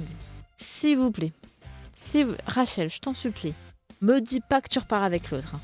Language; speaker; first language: French; native; French